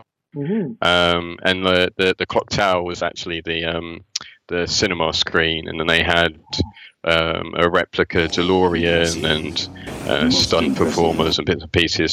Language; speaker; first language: English; native; English